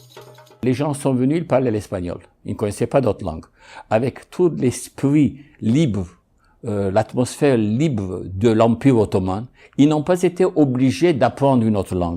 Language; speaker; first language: French; non-native, local second language; Ladino